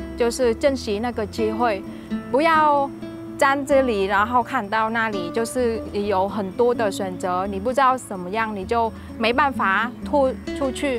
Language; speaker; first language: Chinese; non-native, fluent; Vietnamese